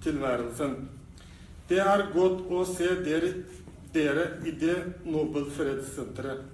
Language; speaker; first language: Norwegian; non-native, fluent; Uyghur